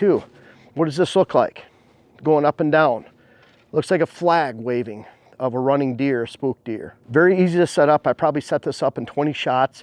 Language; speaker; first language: English; native; English